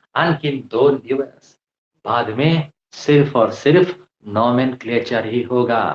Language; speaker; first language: Hindi; non-native, local second language; Marathi